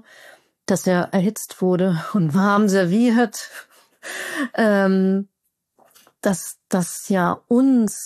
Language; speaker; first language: German; native; German